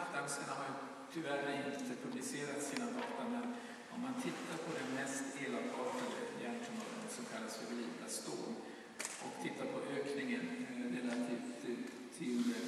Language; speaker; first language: Swedish; native; Swedish